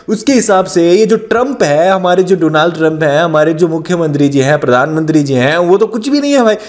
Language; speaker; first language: Hindi; native; Hindi